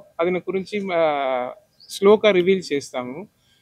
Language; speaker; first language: Telugu; non-native, local second language; Tamil